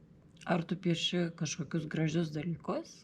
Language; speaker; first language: Lithuanian; non-native, learner; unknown